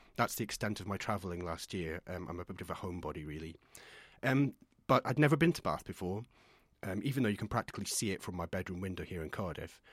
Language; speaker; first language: English; native; English